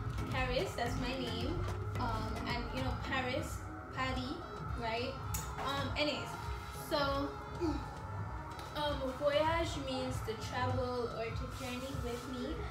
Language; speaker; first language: English; native; English